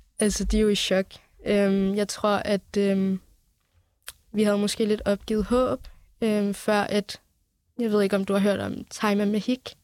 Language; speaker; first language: Danish; early bilingual, other home language; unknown